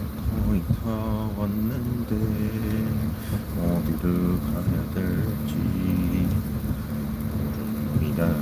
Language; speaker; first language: Korean; non-native, fluent; English